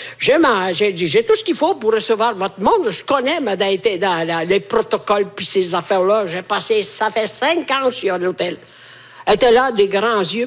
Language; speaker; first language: French; non-native, fluent; Italian